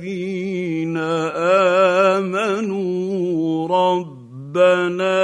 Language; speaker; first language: Arabic; native; Arabic